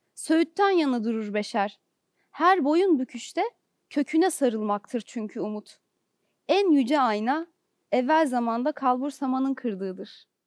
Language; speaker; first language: Turkish; native; Turkish